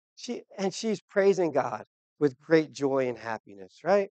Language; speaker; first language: English; native; English